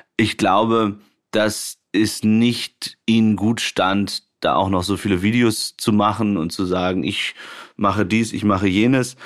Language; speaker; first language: German; native; German